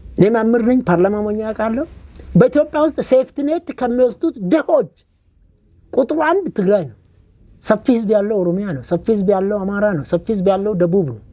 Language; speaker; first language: Amharic; non-native, local second language; Oromo